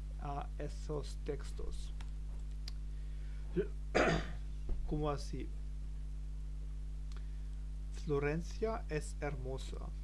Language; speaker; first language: Spanish; non-native, learner; German